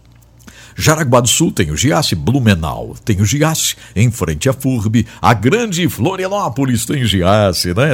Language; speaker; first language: Portuguese; native; Portuguese